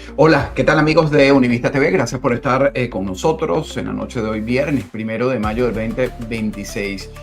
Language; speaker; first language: Spanish; native; Spanish